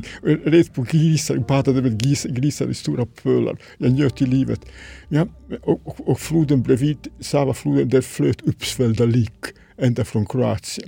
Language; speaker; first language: Swedish; non-native, fluent; Serbian